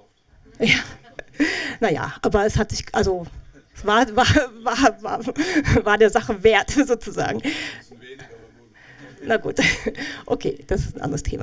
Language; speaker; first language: German; native; German